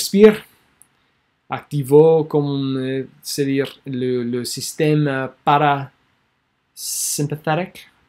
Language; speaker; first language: French; non-native, learner; English